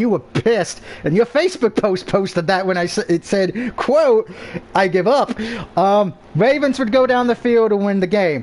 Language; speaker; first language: English; native; English